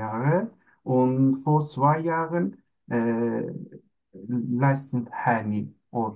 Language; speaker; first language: German; non-native, learner; Turkish